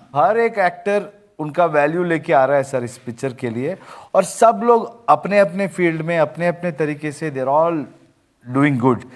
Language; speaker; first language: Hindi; non-native, local second language; Kannada